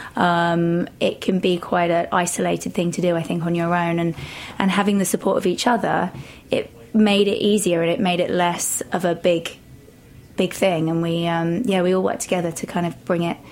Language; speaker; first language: English; native; English